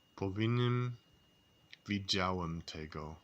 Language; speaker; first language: Polish; non-native, learner; English